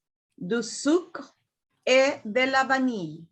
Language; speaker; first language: French; non-native, learner; Spanish